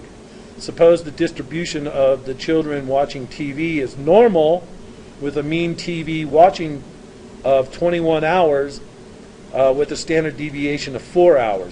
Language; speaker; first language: English; native; English